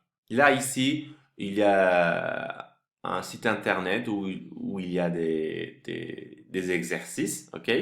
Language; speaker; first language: French; non-native, fluent; Turkish